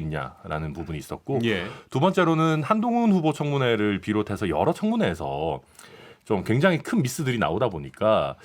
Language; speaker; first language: Korean; native; Korean